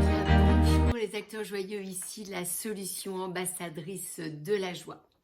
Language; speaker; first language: French; native; French